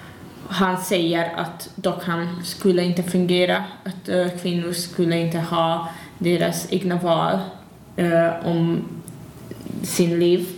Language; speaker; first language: Swedish; non-native, learner; Hungarian